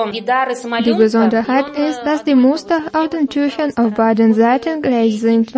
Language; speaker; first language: German; non-native, fluent; Russian